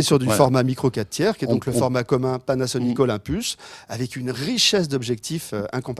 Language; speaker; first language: French; native; French